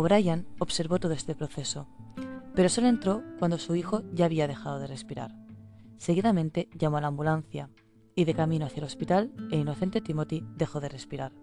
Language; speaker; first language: Spanish; native; Spanish